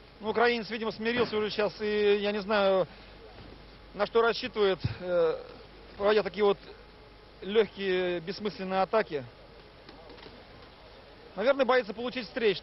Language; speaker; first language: Russian; native; Russian